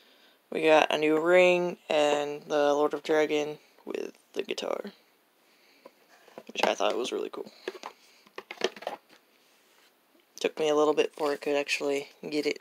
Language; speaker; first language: English; native; English